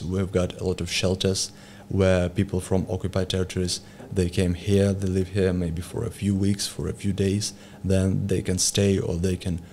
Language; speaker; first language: English; non-native, learner; Ukrainian